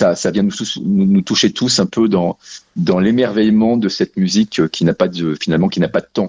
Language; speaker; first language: French; native; French